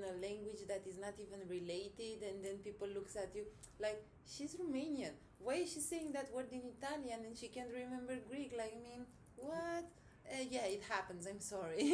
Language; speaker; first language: English; non-native, fluent; Romanian